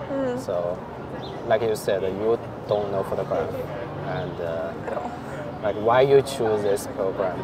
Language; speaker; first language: English; non-native, fluent; Chinese